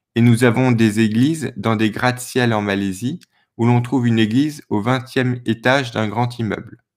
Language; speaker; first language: French; native; French